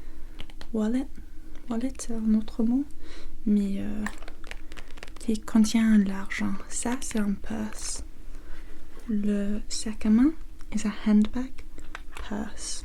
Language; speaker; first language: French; non-native, learner; English